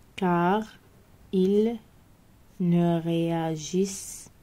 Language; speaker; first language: French; non-native, local second language; Arabic